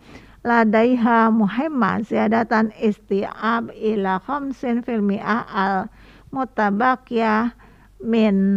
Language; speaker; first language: Arabic; non-native, fluent; Indonesian